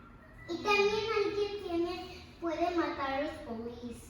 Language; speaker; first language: Spanish; early bilingual, heritage; Spanish